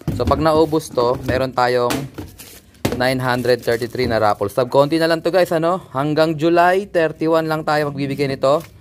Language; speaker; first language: Filipino; native; Filipino